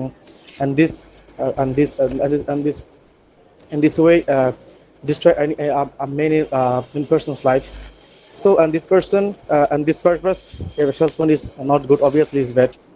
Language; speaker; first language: English; non-native, learner; Bangla